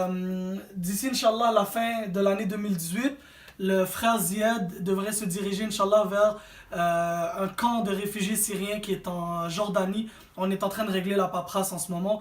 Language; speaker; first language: French; native; French